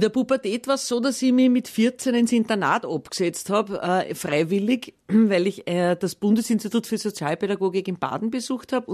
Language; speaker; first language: German; native; German